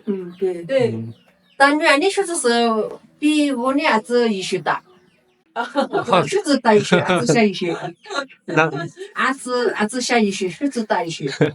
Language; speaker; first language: Chinese; non-native, local second language; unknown